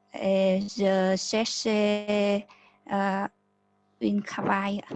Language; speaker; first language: French; non-native, learner; Vietnamese